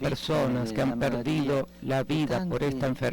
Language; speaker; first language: Spanish; native; Spanish